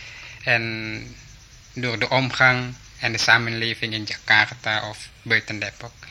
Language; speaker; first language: Dutch; early bilingual, heritage; Dutch